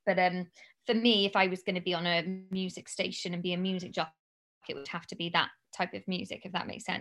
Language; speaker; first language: English; native; English